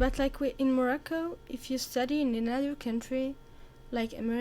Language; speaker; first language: English; non-native, learner; Arabic